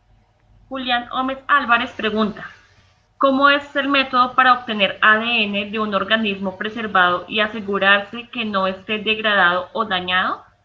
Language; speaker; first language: Spanish; native; Spanish